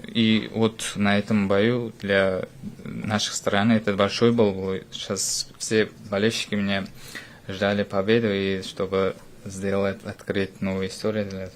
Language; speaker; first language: Russian; non-native, fluent; Uzbek